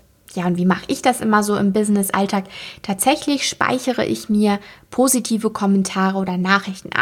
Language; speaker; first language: German; native; German